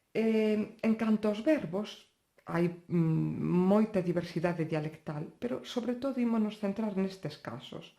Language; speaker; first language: Galician; non-native, local second language; Spanish